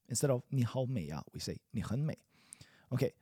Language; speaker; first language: Chinese; non-native, fluent; English